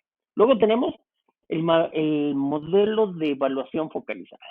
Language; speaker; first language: Spanish; native; Spanish